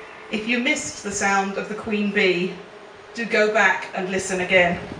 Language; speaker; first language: English; native; English